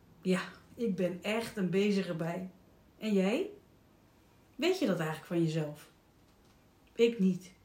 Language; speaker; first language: Dutch; native; Dutch